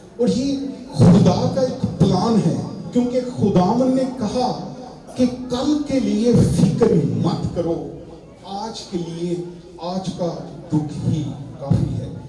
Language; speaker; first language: Urdu; non-native, local second language; Punjabi